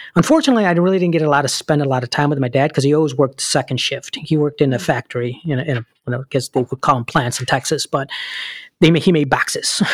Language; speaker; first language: English; early bilingual, other home language; Spanish